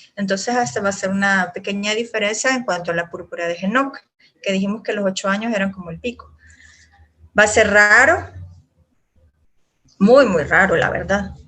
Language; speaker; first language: Spanish; native; Spanish